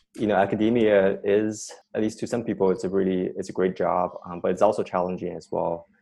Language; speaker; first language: English; non-native, fluent; Chinese